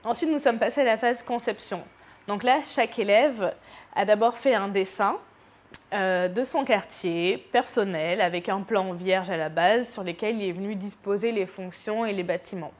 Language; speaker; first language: French; native; French